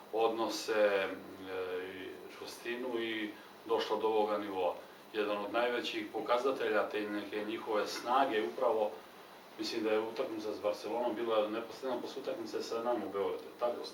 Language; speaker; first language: Serbian; native; Serbian